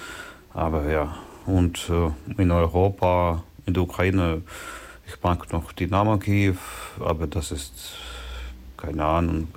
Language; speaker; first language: German; non-native, learner; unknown